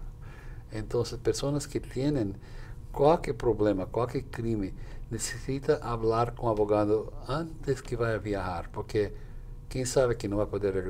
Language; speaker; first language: Spanish; non-native, fluent; Portuguese